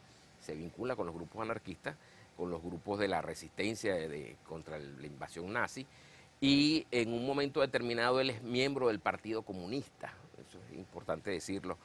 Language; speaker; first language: Spanish; native; Spanish